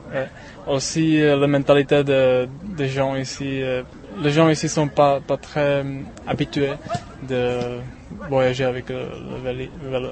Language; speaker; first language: French; non-native, learner; Czech